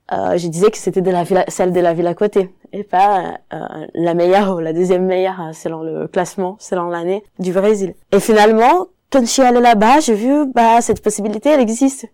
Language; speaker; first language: French; non-native, fluent; Portuguese